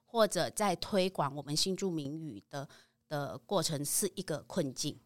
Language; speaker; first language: Chinese; non-native, fluent; Vietnamese